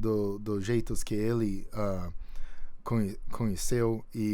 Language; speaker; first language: Portuguese; non-native, fluent; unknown